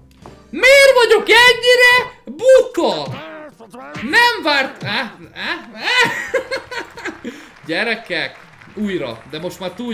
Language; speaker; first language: Hungarian; native; Hungarian